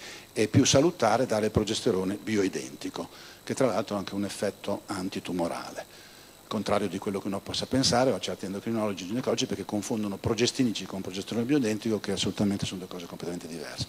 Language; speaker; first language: Italian; native; Italian